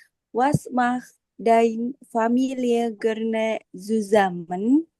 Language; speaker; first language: German; non-native, learner; Indonesian